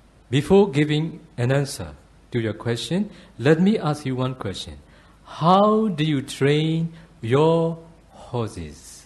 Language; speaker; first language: English; non-native, fluent; Burmese